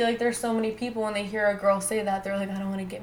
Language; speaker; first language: English; native; English